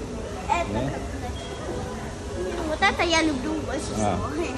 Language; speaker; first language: Russian; early bilingual, heritage; Russian